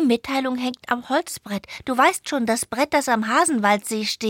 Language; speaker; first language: German; native; German